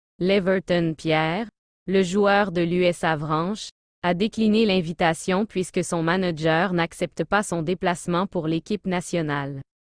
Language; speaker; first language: French; non-native, local second language; Haitian Creole